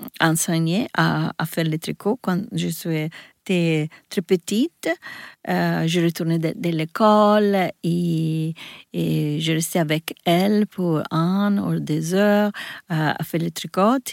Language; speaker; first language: French; non-native, learner; Italian